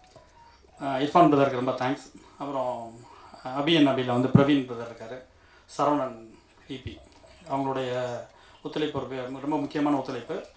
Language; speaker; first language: Tamil; native; Tamil